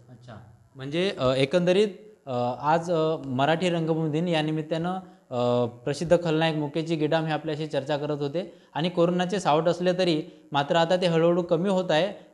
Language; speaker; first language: Marathi; native; Marathi